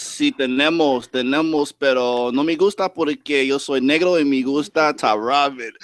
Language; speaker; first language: Spanish; non-native, learner; English